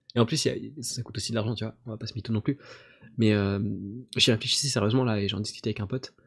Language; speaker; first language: French; native; French